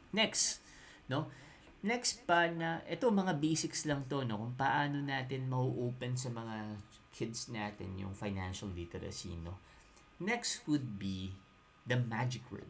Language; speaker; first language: Filipino; native; Filipino